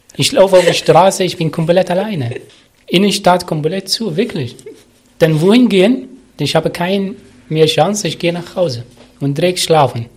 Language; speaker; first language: German; non-native, learner; Arabic